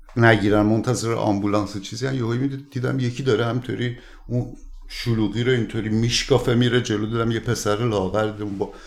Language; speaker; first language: Persian; native; Persian